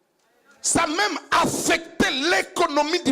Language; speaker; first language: French; non-native, local second language; Lingala